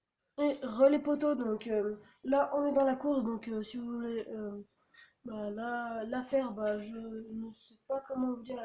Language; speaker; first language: French; native; French